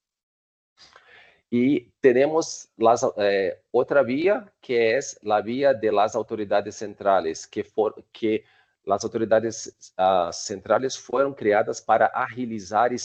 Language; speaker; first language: Spanish; non-native, fluent; Portuguese